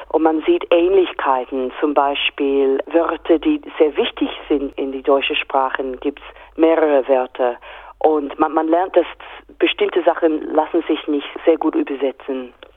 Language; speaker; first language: German; non-native, fluent; English